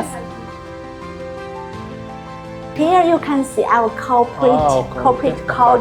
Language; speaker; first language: English; non-native, learner; Chinese